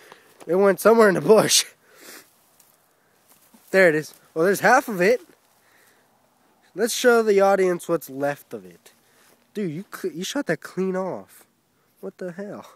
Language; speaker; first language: English; native; English